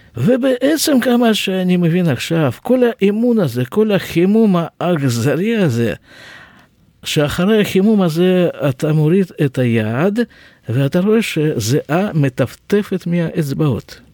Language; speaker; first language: Hebrew; non-native, fluent; Russian